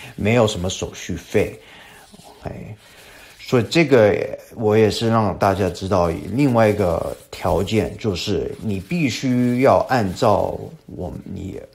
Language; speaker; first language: Chinese; non-native, fluent; English